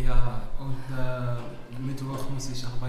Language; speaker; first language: German; non-native, learner; Arabic